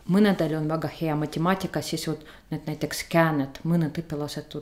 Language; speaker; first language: Estonian; non-native, learner; Russian